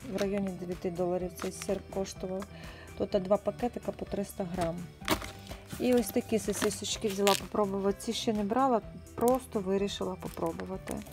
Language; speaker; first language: Ukrainian; non-native, local second language; Russian